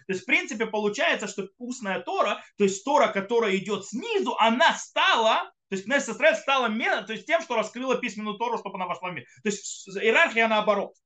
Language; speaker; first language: Russian; early bilingual, heritage; Russian